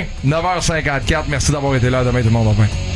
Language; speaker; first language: French; native; French